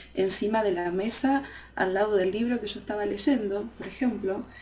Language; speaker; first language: Spanish; native; Spanish